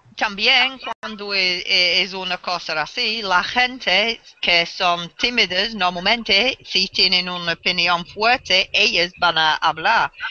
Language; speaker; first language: Spanish; non-native, learner; English